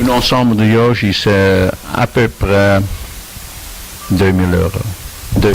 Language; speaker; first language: French; non-native, learner; Dutch